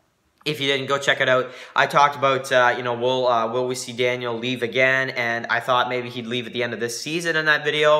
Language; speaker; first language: English; native; English